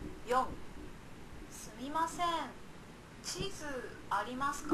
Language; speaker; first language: Japanese; non-native, learner; Indonesian